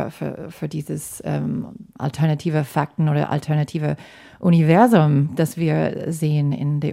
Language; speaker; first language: German; non-native, fluent; English